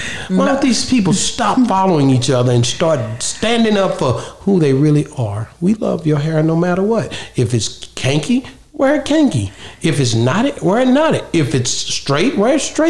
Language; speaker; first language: English; native; English